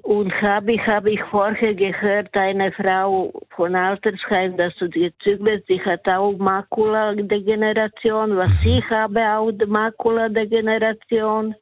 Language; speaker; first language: German; non-native, learner; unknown